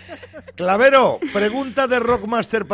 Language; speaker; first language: Spanish; native; Spanish